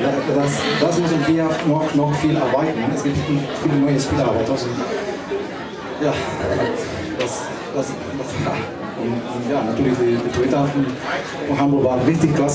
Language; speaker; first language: German; non-native, learner; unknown